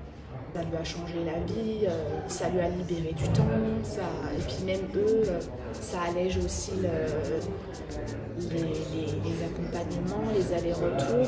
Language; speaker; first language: French; native; French